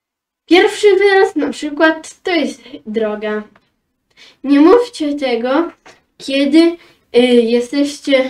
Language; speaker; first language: Polish; early bilingual, heritage; Polish